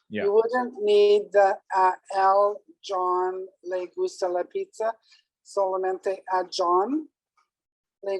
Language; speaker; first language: Spanish; non-native, learner; English